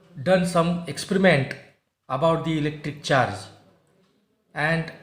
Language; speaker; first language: English; non-native, local second language; Marathi